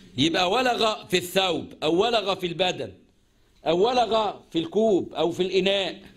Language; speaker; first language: Arabic; native; Arabic